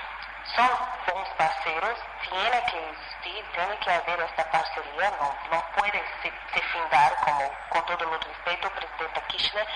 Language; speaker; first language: Spanish; non-native, fluent; Portuguese